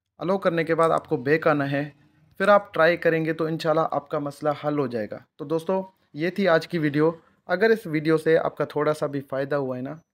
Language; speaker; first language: Urdu; non-native, local second language; Sindhi